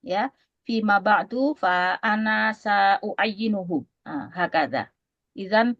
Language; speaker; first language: Arabic; non-native, fluent; Indonesian